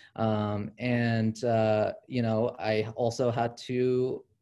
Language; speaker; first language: English; native; English